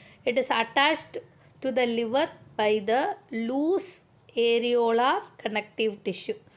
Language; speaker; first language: English; non-native, local second language; Tamil